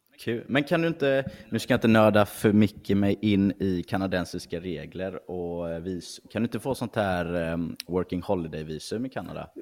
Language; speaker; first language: Swedish; native; Swedish